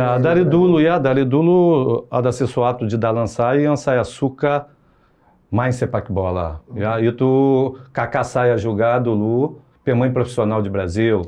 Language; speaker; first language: Indonesian; non-native, fluent; Portuguese